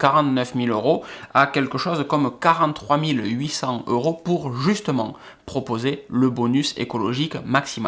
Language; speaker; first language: French; native; French